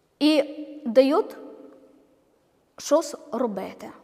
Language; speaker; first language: Ukrainian; non-native, learner; Malayalam